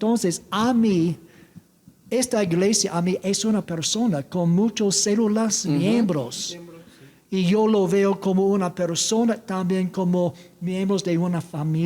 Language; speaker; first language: Spanish; non-native, learner; English